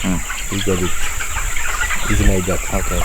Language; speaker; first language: English; non-native, learner; Sango